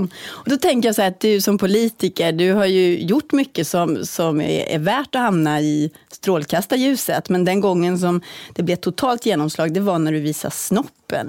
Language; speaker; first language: Swedish; native; Swedish